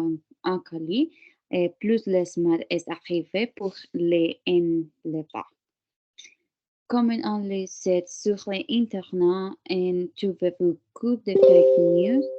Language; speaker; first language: French; non-native, learner; Spanish